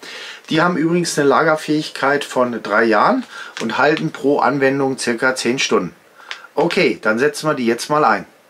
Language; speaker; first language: German; native; German